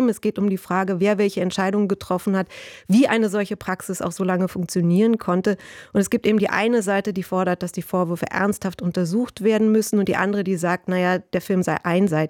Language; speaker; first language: German; native; German